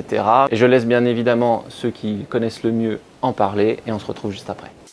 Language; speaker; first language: French; native; French